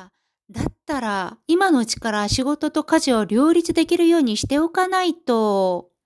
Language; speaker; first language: Japanese; non-native, fluent; Korean